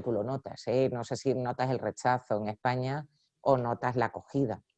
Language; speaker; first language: Spanish; native; Spanish